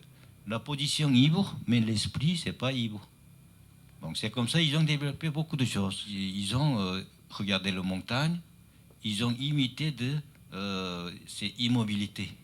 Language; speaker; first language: French; non-native, learner; Chinese